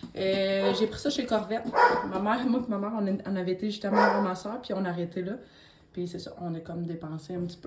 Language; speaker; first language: French; native; French